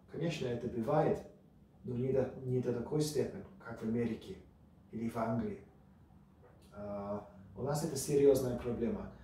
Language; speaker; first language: Russian; early bilingual, heritage; Russian